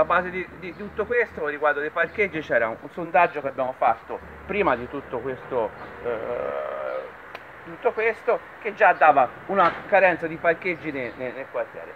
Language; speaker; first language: Italian; native; Italian